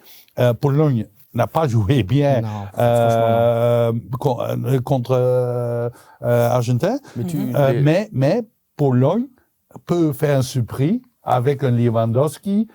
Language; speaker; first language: French; non-native, local second language; Dutch